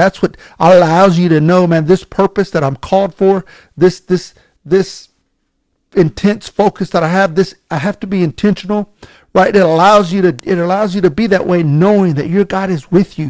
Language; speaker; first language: English; native; English